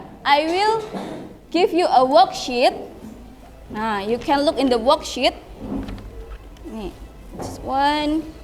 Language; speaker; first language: English; non-native, learner; Indonesian